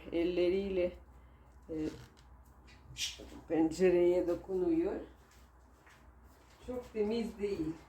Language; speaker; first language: Turkish; non-native, learner; Russian